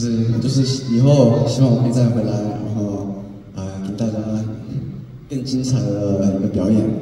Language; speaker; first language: Chinese; early bilingual, heritage; English